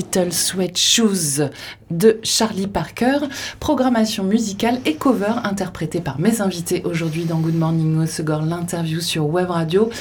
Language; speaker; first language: French; native; French